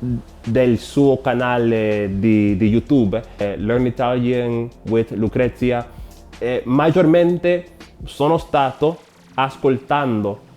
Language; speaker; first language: Italian; non-native, learner; Spanish